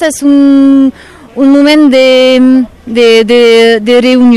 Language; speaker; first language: Catalan; non-native, local second language; French